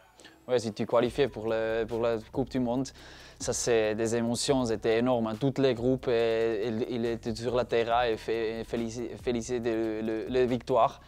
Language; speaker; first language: French; non-native, learner; German